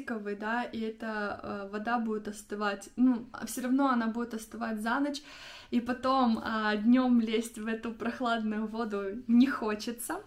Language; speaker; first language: Russian; native; Russian